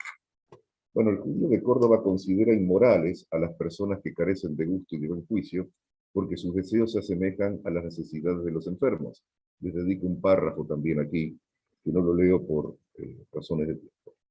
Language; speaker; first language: Spanish; native; Spanish